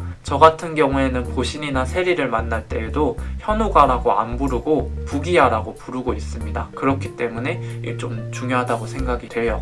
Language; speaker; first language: Korean; native; Korean